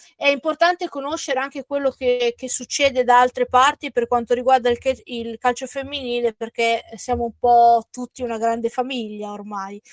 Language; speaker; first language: Italian; native; Italian